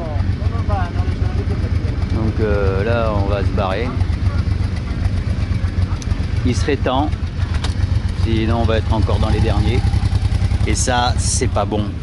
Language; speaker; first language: French; native; French